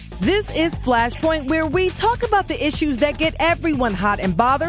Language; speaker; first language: English; native; English